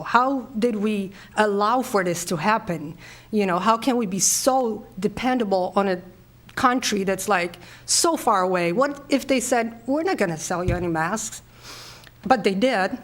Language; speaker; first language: English; non-native, fluent; Polish